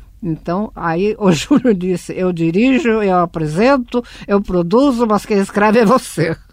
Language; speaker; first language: Portuguese; early bilingual, other home language; Russian